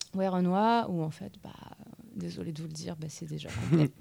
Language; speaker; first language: French; native; French